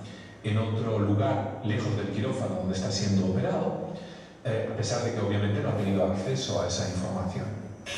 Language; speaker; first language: Spanish; native; Spanish